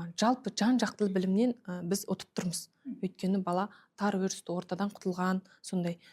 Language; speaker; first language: Kazakh; early bilingual, heritage; Kazakh